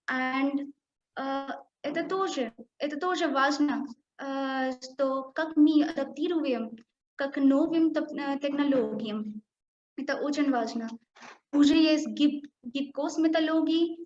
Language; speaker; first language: Russian; non-native, learner; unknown